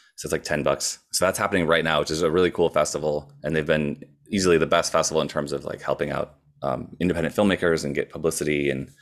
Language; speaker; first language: English; native; English